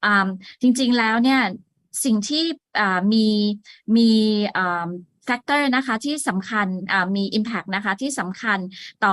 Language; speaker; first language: Thai; native; Thai